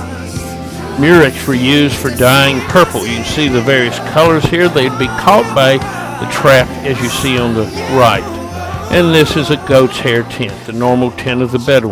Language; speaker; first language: English; native; English